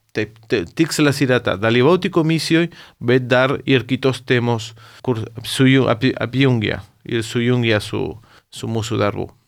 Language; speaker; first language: Lithuanian; early bilingual, heritage; Lithuanian